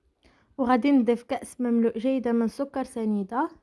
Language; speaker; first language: Arabic; native; Arabic